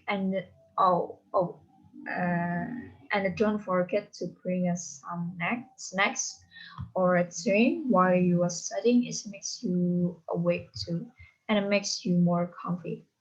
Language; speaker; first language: English; non-native, learner; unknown